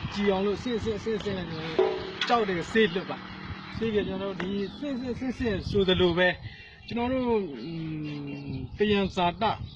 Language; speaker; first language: Burmese; native; Burmese